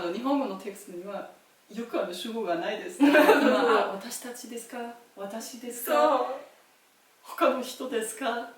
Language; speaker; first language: Japanese; non-native, learner; German